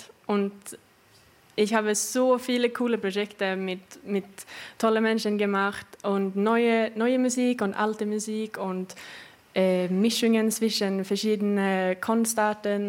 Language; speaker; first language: German; non-native, fluent; Swedish